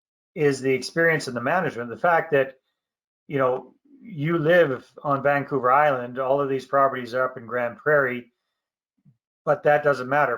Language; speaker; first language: English; native; English